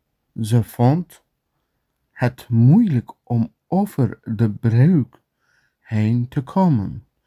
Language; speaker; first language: Dutch; non-native, learner; Turkish